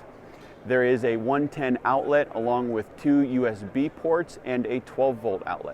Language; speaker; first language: English; native; English